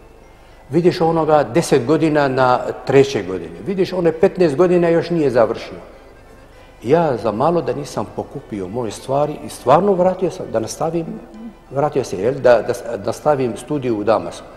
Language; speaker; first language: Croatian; non-native, fluent; Arabic